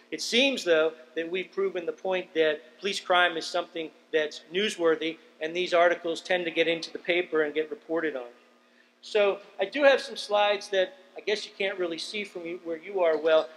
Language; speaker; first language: English; native; English